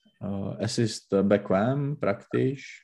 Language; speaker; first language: German; non-native, learner; Czech